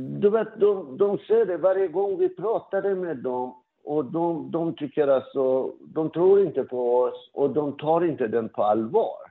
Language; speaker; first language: Swedish; non-native, fluent; Persian